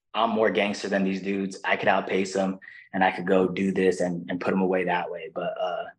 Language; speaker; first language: English; non-native, fluent; Portuguese